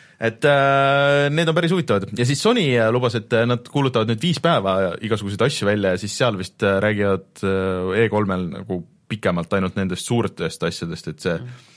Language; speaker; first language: Estonian; native; Estonian